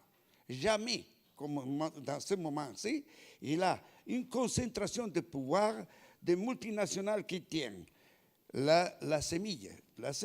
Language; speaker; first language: French; non-native, fluent; Italian